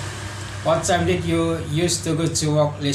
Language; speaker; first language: English; non-native, learner; Indonesian